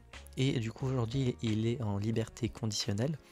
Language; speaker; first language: French; native; French